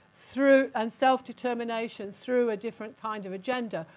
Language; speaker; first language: English; native; English